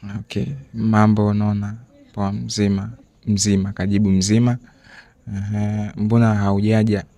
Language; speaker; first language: Swahili; native; Swahili